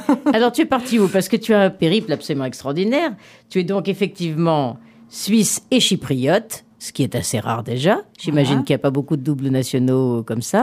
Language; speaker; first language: French; native; French